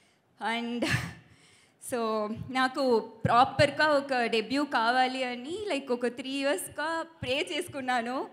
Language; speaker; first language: Telugu; non-native, learner; Tamil